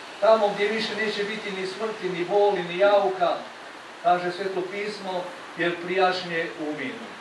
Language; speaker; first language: Croatian; native; Croatian